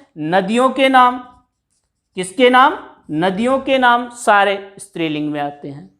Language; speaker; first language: Hindi; native; Hindi